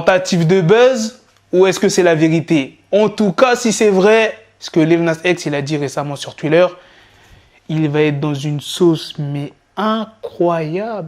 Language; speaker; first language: French; native; French